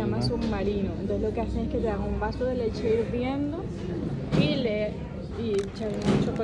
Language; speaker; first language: Spanish; native; Spanish